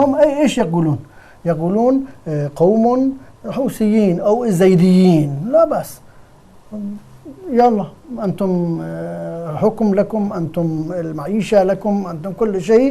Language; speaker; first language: Arabic; non-native, fluent; Persian